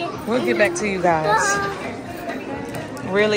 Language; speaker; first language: English; native; English